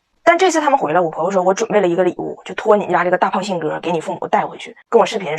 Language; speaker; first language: Chinese; native; Chinese